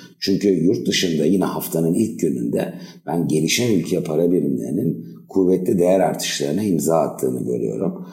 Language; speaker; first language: Turkish; native; Turkish